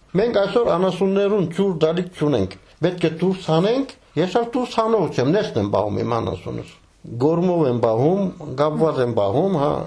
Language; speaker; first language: Armenian; early bilingual, heritage; Armenian